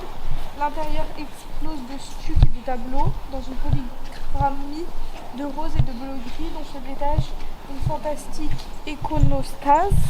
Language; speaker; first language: French; native; French